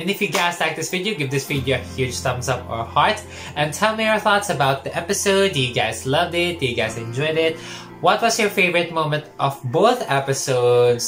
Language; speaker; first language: English; non-native, local second language; Filipino